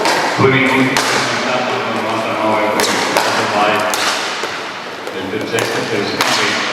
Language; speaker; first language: Italian; native; Italian